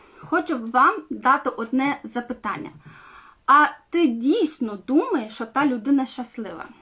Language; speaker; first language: Ukrainian; non-native, local second language; Romanian